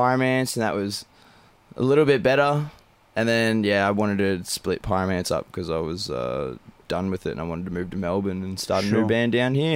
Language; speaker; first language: English; native; English